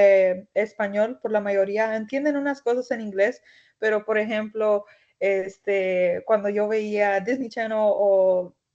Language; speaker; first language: Spanish; early bilingual, heritage; Spanish